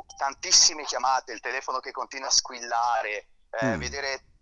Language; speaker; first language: Italian; native; Italian